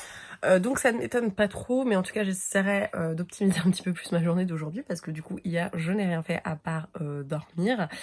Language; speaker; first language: French; native; French